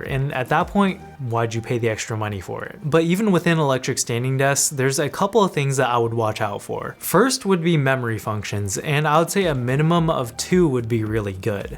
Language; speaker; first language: English; native; English